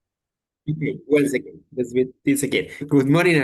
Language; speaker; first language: English; non-native, fluent; Spanish